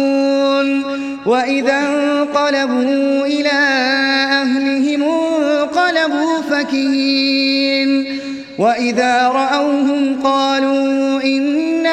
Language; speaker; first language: Arabic; native; Arabic